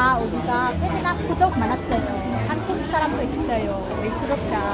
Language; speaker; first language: Korean; non-native, learner; Vietnamese